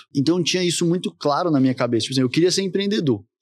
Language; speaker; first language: Portuguese; native; Portuguese